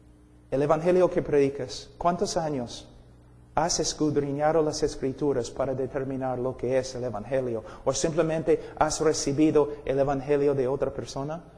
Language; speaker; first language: Spanish; non-native, fluent; English